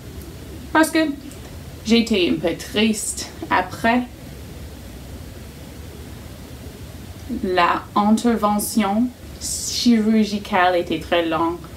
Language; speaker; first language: French; non-native, fluent; English